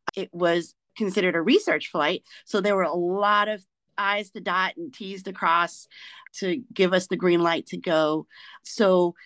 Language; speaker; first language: English; native; English